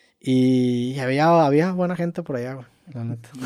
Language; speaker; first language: Spanish; native; Spanish